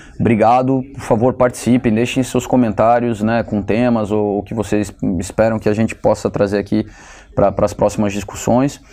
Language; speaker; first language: Portuguese; native; Portuguese